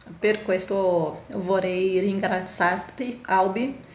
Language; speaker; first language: Italian; non-native, learner; Portuguese